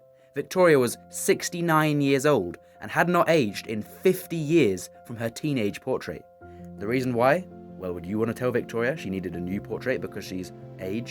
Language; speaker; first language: English; native; English